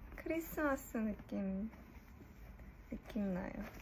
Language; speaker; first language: Korean; early bilingual, heritage; English